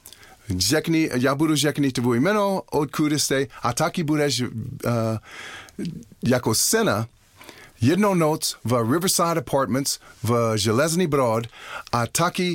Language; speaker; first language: Czech; non-native, learner; English